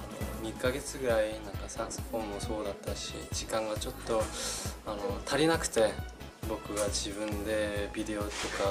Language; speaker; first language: Japanese; non-native, fluent; Korean